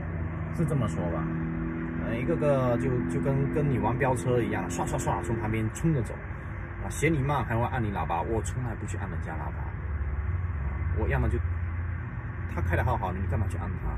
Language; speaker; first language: Chinese; native; Chinese